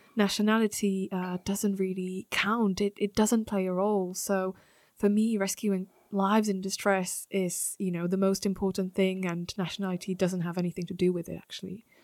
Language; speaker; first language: English; non-native, fluent; Slovak